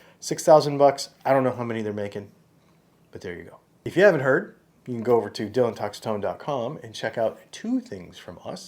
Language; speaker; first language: English; native; English